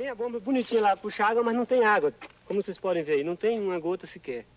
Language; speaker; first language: Portuguese; native; Portuguese